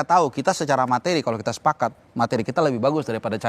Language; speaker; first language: Indonesian; native; Indonesian